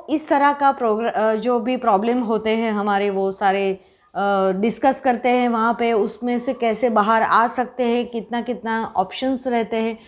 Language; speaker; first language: Hindi; non-native, local second language; Gujarati